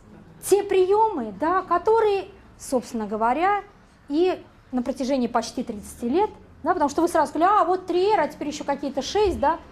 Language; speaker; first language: Russian; native; Russian